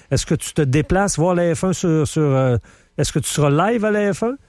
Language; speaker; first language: French; native; French